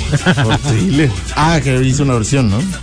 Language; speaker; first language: Spanish; native; Spanish